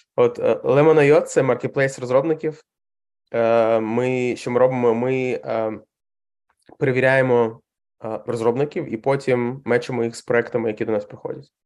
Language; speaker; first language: Ukrainian; non-native, local second language; Russian